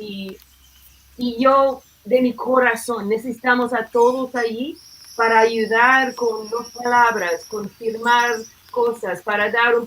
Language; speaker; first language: Spanish; non-native, fluent; English